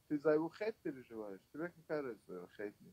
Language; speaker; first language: Russian; non-native, local second language; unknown